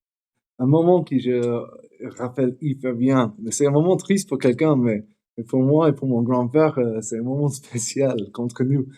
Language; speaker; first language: French; non-native, learner; English